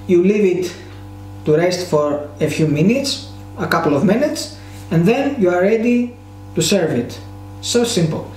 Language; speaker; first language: English; non-native, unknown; Greek